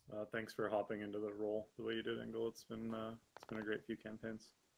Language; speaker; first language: English; native; English